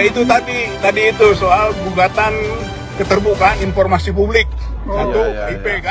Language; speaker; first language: Indonesian; native; Indonesian